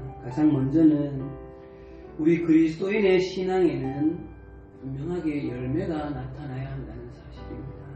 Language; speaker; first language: Korean; native; Korean